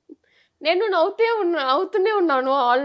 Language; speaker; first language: Telugu; non-native, learner; Tamil